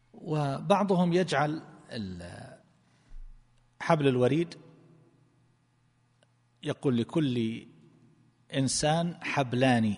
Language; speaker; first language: Arabic; native; Arabic